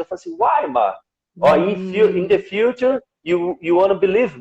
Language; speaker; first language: English; non-native, learner; Portuguese